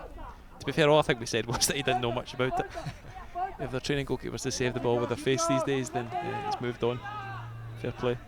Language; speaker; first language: English; native; English